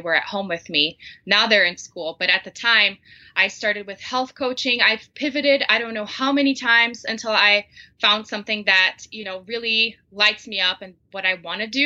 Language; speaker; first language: English; non-native, fluent; Portuguese